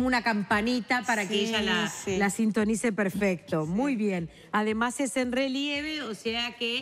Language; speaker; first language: Spanish; native; Spanish